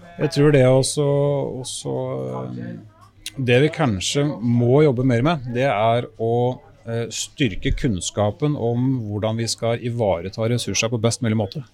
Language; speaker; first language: Norwegian; native; Norwegian